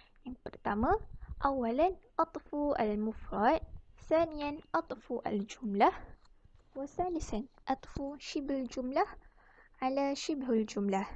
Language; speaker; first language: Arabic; non-native, learner; Malay